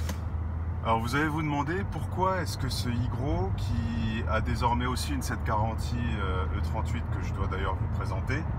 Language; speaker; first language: French; native; French